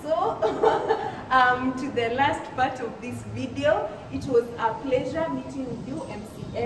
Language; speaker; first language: English; non-native, local second language; Swahili